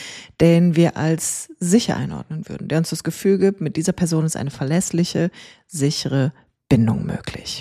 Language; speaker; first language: German; native; German